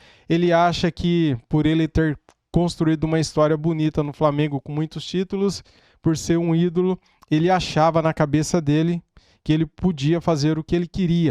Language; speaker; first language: Portuguese; native; Portuguese